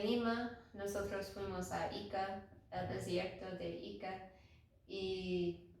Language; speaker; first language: Spanish; non-native, learner; English